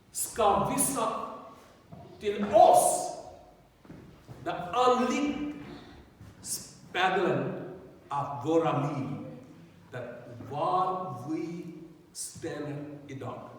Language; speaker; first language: Swedish; non-native, learner; Urdu